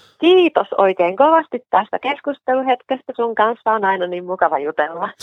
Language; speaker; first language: Finnish; native; Finnish